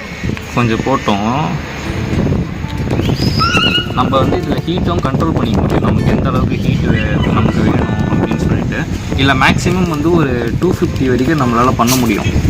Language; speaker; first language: Tamil; native; Tamil